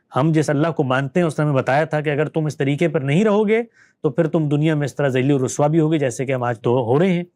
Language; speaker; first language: Urdu; native; Urdu